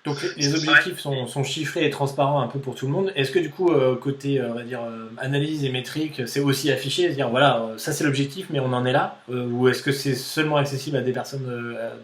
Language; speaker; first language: French; native; French